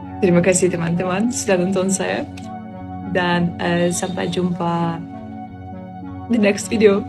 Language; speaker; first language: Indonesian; non-native, fluent; Polish